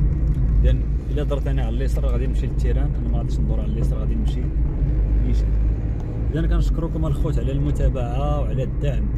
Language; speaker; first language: Arabic; native; Arabic